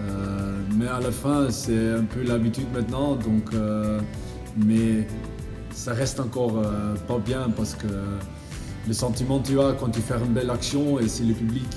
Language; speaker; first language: French; non-native, learner; Dutch